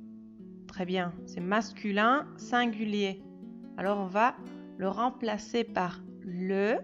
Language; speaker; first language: French; non-native, fluent; Spanish